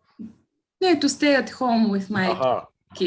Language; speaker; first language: English; non-native, learner; Bulgarian